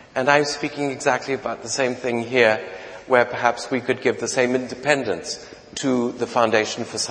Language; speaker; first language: English; non-native, fluent; Portuguese